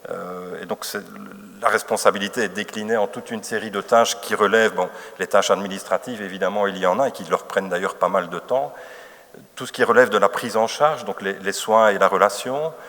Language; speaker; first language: French; native; French